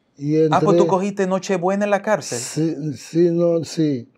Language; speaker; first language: Spanish; non-native, fluent; Haitian Creole